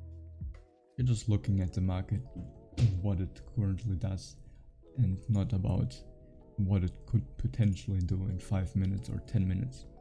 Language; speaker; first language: English; non-native, fluent; German